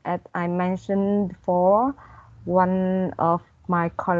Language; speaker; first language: English; non-native, learner; Vietnamese